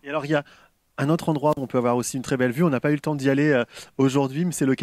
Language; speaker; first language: French; native; French